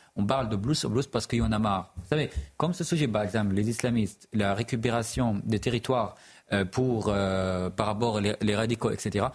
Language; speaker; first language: French; non-native, fluent; Arabic